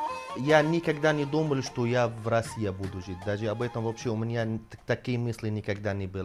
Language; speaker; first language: Russian; non-native, fluent; Arabic